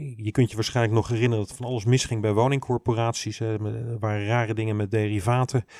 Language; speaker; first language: Dutch; native; Dutch